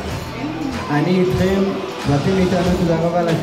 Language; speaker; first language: Hebrew; non-native, fluent; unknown